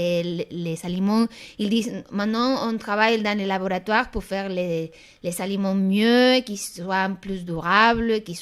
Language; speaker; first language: French; non-native, fluent; Spanish